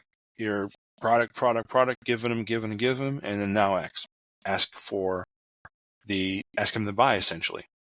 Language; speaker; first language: English; native; English